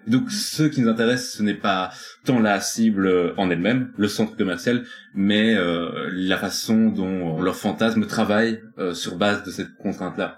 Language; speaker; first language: French; native; French